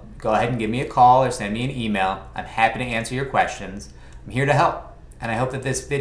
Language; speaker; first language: English; native; English